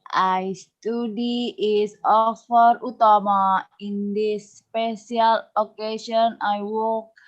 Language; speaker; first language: English; non-native, learner; Indonesian